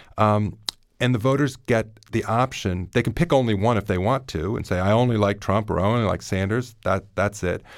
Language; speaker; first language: English; native; English